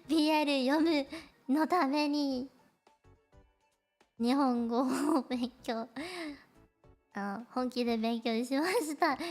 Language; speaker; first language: Japanese; non-native, learner; Cantonese